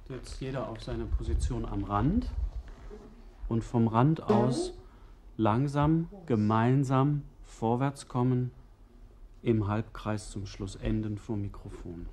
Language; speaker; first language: German; native; German